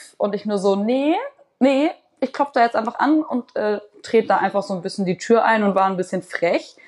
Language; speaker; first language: German; native; German